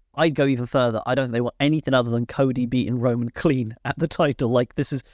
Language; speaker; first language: English; native; English